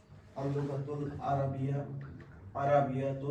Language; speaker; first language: Arabic; non-native, learner; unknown